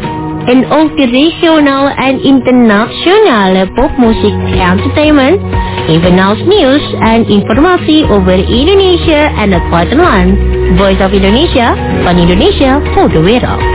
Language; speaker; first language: Dutch; non-native, learner; Indonesian